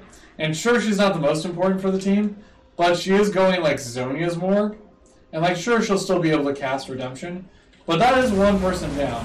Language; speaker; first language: English; native; English